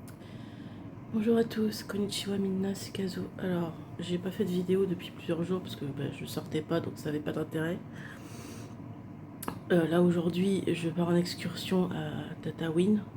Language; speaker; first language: French; native; French